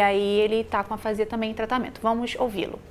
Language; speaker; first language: Portuguese; native; Portuguese